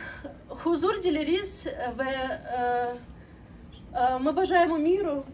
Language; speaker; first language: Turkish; non-native, learner; Ukrainian